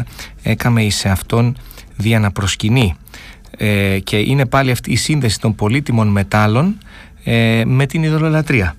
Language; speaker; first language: Greek; native; Greek